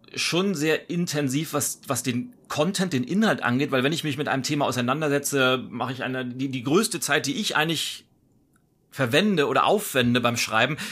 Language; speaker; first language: German; native; German